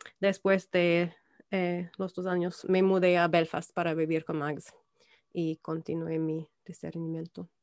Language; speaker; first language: Spanish; non-native, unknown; German